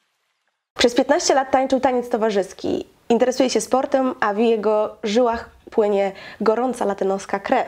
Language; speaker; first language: Polish; native; Polish